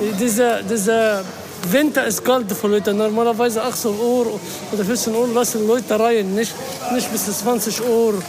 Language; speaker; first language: German; non-native, learner; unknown